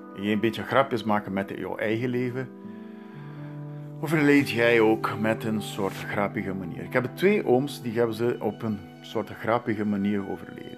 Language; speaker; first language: Dutch; non-native, learner; Portuguese